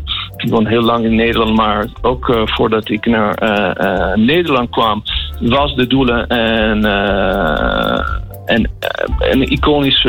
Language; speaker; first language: Dutch; non-native, fluent; Italian